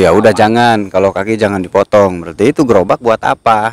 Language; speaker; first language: Indonesian; native; Indonesian